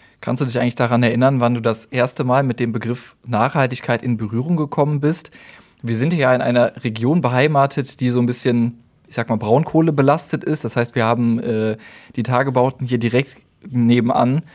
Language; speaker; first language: German; native; German